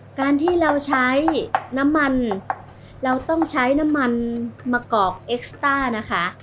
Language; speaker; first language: Thai; native; Thai